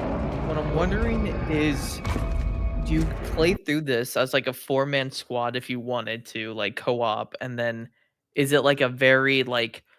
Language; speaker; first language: English; native; English